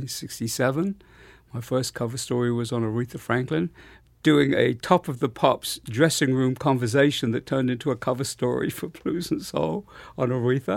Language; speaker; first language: English; native; English